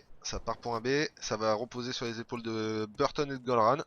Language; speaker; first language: French; native; French